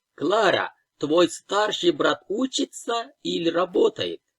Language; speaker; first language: Russian; non-native, fluent; Turkish